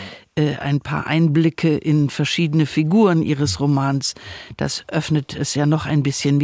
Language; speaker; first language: German; native; German